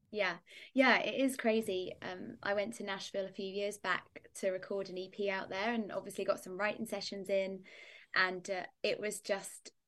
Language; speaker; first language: English; native; English